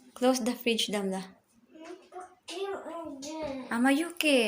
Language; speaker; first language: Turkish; non-native, learner; Filipino